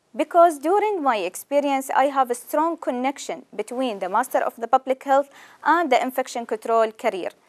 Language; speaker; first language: English; non-native, fluent; Arabic